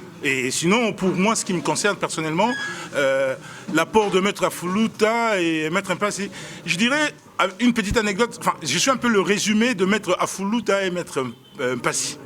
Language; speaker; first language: French; non-native, local second language; Lingala